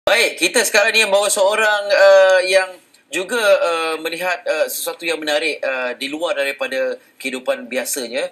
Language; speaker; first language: Malay; native; Malay